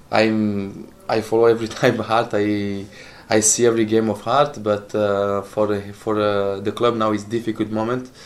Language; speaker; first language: English; non-native, learner; Italian